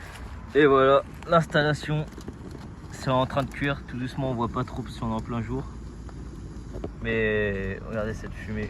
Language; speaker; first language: French; native; French